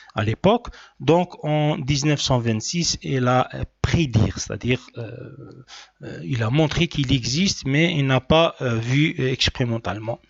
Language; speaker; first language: French; non-native, local second language; Arabic